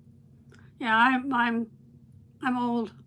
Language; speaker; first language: English; native; English